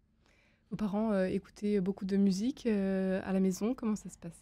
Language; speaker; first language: French; native; French